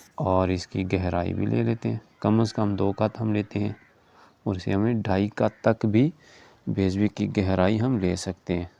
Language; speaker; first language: Urdu; non-native, local second language; Punjabi